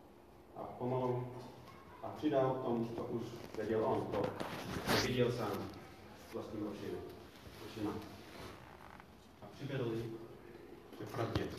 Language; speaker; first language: Czech; non-native, fluent; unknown